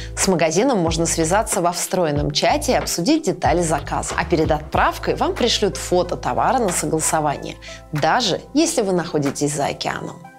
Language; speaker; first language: Russian; native; Russian